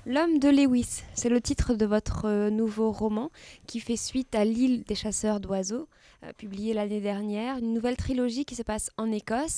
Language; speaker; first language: French; native; French